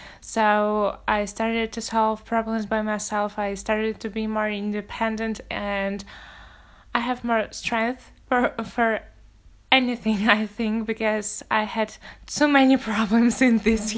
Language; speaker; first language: English; non-native, fluent; Russian